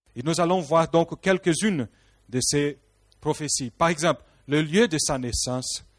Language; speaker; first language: French; non-native, fluent; Portuguese